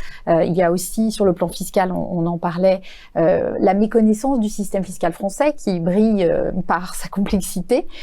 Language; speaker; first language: French; native; French